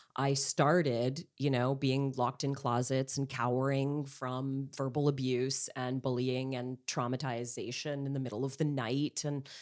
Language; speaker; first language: English; native; English